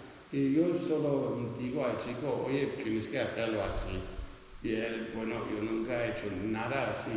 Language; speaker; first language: Spanish; non-native, learner; Dutch